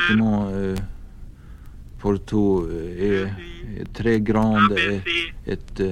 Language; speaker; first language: French; non-native, learner; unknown